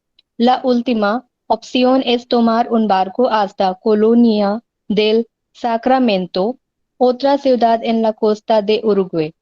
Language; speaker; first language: Spanish; non-native, learner; Hindi